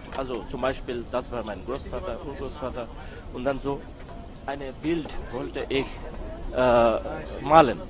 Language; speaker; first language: German; non-native, learner; Bangla